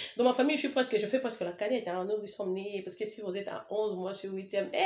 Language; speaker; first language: French; non-native, local second language; Lingala